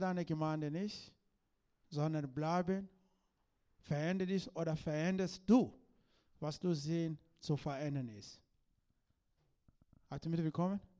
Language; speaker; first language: German; non-native, learner; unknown